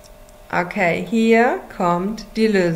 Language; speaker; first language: German; non-native, fluent; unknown